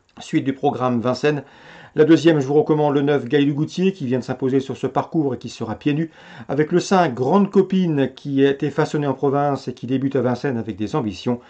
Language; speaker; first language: French; native; French